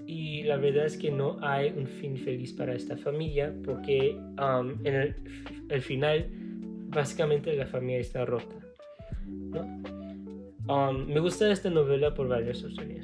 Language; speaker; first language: Spanish; non-native, learner; English